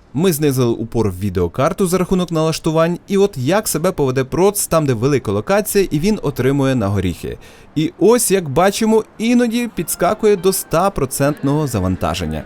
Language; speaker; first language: Ukrainian; non-native, local second language; Russian